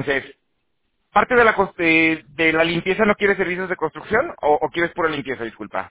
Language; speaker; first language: Spanish; native; Spanish